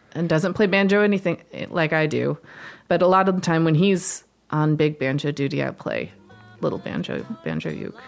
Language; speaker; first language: English; native; English